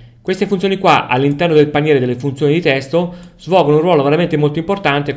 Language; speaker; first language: Italian; native; Italian